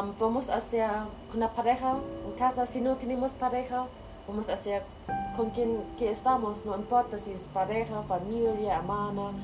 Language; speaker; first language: Spanish; non-native, learner; German